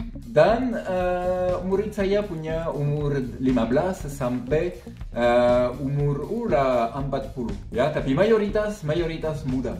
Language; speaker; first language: Indonesian; non-native, fluent; French